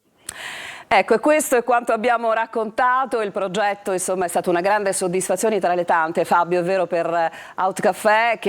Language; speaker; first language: Italian; native; Italian